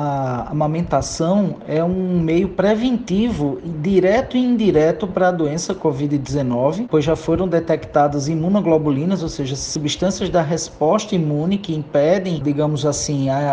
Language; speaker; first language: Portuguese; native; Portuguese